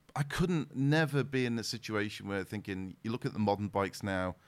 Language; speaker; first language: English; native; English